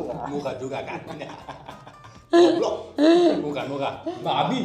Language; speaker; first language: Indonesian; non-native, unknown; German